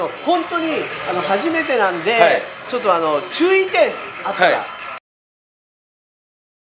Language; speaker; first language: Japanese; native; Japanese